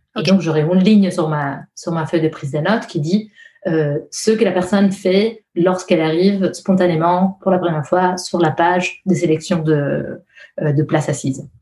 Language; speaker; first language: French; non-native, fluent; Italian